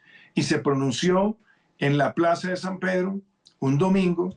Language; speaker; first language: Spanish; native; Spanish